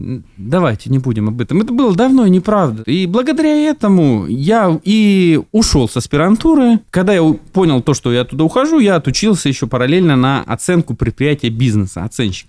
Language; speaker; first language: Russian; native; Russian